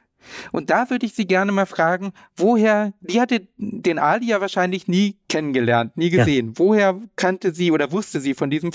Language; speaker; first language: German; native; German